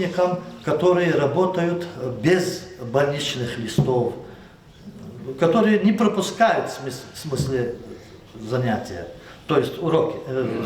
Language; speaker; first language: Russian; non-native, local second language; Lezghian